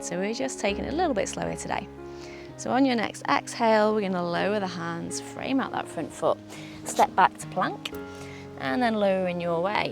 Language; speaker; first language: English; native; English